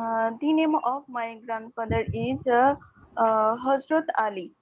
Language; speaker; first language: English; non-native, learner; Bangla